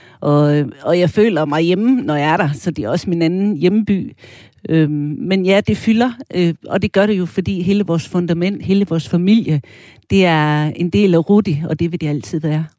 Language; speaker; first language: Danish; early bilingual, other home language; German